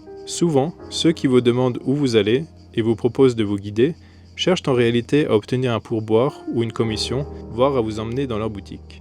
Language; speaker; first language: French; native; French